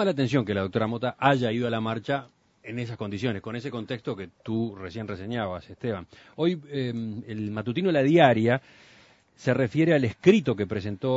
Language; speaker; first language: Spanish; native; Spanish